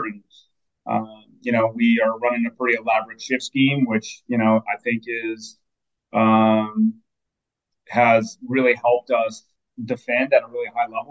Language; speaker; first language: English; native; English